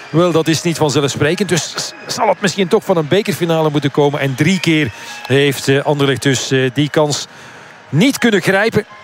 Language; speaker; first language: Dutch; native; Dutch